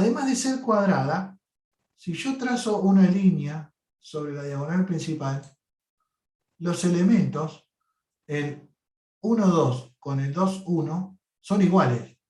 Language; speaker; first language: Spanish; native; Spanish